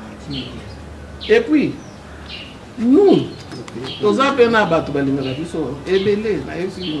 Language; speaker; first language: French; non-native, local second language; Lingala